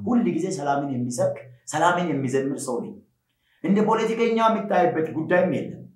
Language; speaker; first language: Amharic; non-native, local second language; Sidamo